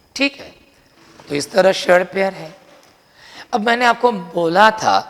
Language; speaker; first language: Hindi; non-native, local second language; Marathi